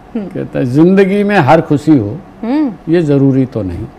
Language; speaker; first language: Hindi; native; Hindi